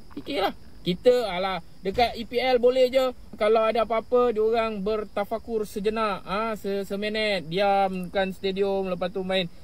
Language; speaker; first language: Malay; native; Malay